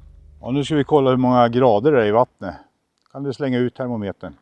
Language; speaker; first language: Swedish; native; Swedish